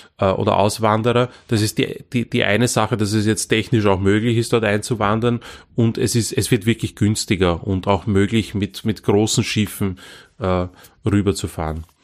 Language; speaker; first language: German; non-native, local second language; Croatian